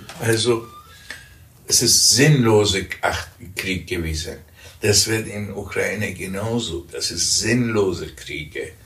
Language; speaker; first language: German; early bilingual, other home language; Persian